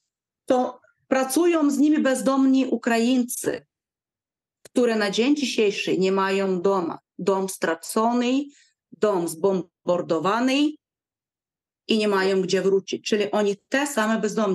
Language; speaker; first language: Polish; non-native, fluent; Ukrainian